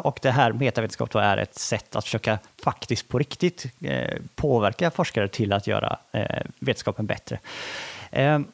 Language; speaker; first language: Swedish; native; Swedish